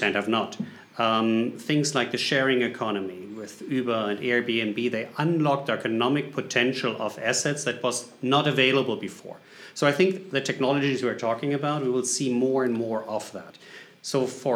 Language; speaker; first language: English; non-native, fluent; German